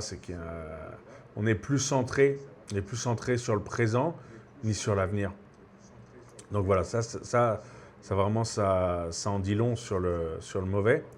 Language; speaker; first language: French; native; French